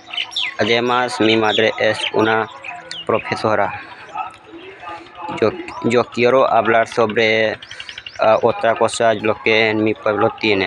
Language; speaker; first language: Spanish; non-native, learner; Hindi